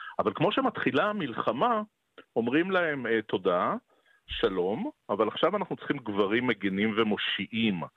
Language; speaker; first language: Hebrew; native; Hebrew